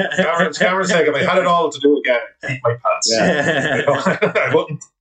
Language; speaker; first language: English; native; English